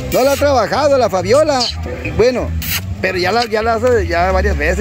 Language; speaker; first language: Spanish; native; Spanish